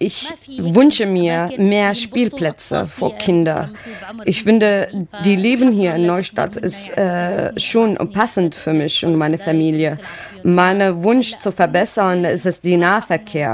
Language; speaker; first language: German; non-native, learner; Arabic